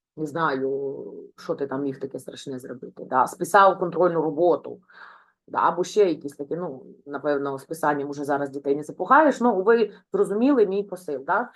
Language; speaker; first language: Ukrainian; non-native, local second language; Russian